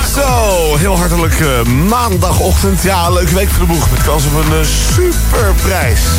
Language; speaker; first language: Dutch; non-native, local second language; Papiamento